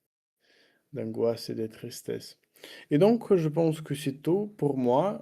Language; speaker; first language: French; non-native, learner; Russian